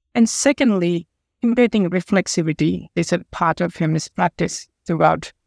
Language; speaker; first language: English; non-native, local second language; Nepali